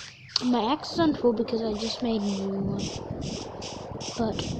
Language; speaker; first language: English; native; English